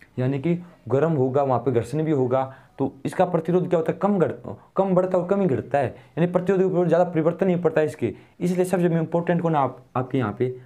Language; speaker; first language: Hindi; native; Hindi